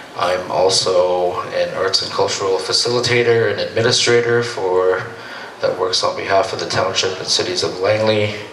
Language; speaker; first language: English; native; English